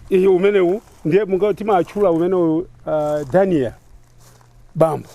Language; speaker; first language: Nyanja; non-native, local second language; Tumbuka